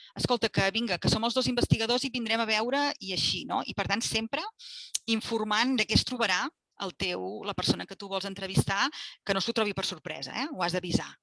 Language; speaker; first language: Catalan; native; Catalan